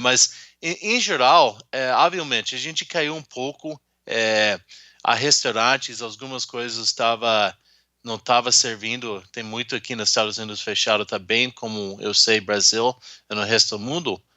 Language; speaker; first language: Portuguese; non-native, fluent; English